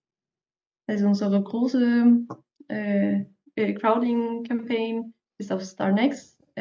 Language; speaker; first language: German; non-native, fluent; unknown